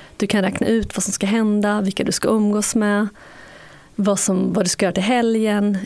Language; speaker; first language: Swedish; native; Swedish